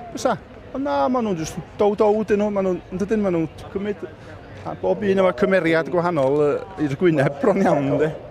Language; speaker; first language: Welsh; native; Welsh